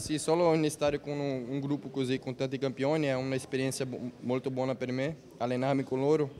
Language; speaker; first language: Italian; non-native, learner; Portuguese